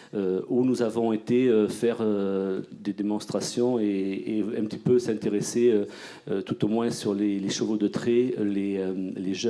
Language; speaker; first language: French; native; French